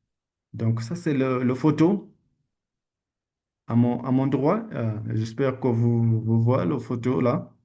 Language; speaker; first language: French; non-native, learner; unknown